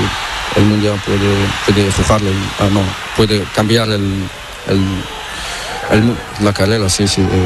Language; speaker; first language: Spanish; non-native, learner; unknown